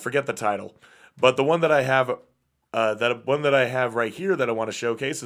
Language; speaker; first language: English; native; English